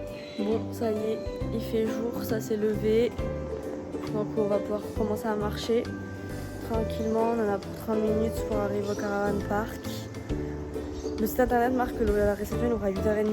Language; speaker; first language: French; native; French